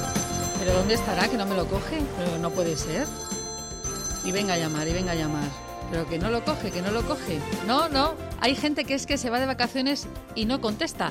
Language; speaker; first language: Spanish; native; Spanish